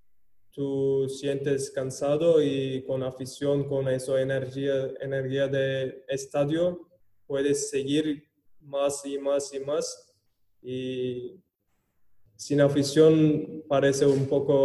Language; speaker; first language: Spanish; non-native, learner; Turkish